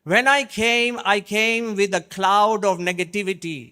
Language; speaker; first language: English; non-native, local second language; Gujarati